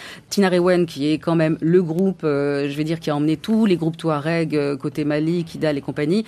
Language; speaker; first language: French; native; French